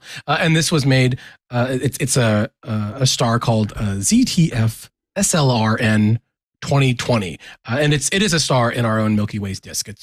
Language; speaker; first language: English; native; English